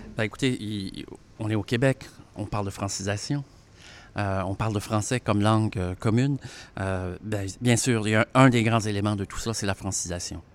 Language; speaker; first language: French; native; French